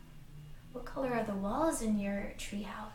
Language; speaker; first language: English; native; English